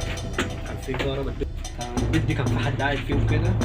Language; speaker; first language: Arabic; native; Arabic